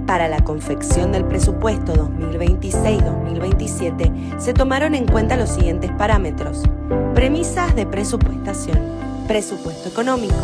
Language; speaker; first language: Spanish; native; Spanish